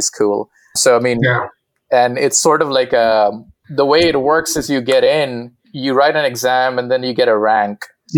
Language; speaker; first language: English; non-native, local second language; Hindi